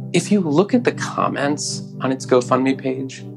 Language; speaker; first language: English; native; English